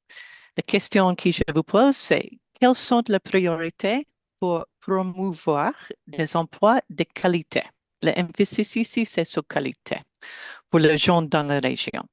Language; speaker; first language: French; non-native, learner; English